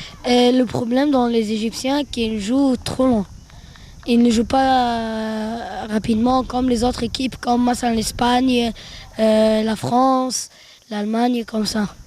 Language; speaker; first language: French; non-native, fluent; Arabic